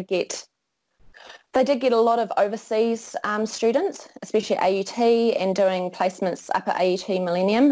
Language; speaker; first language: English; native; English